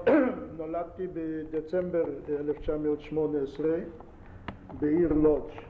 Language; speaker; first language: Hebrew; non-native, fluent; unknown